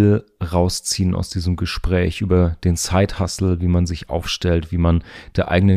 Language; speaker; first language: German; native; German